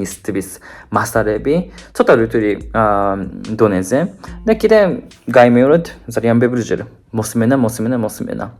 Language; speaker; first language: Georgian; non-native, fluent; Japanese